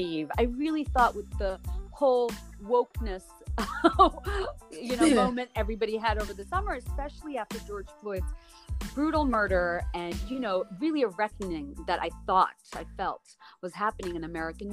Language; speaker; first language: English; non-native, local second language; Bangla